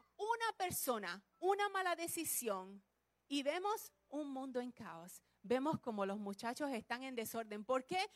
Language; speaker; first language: Spanish; early bilingual, heritage; Spanish